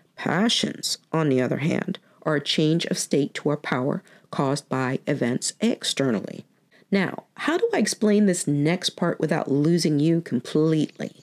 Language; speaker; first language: English; native; English